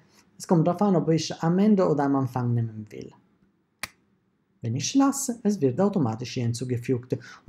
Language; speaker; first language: German; non-native, fluent; Italian